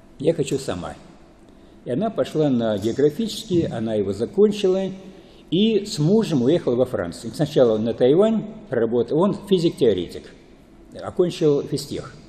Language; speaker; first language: Russian; native; Russian